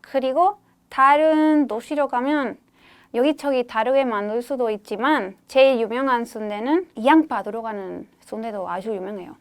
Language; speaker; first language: Korean; non-native, fluent; Spanish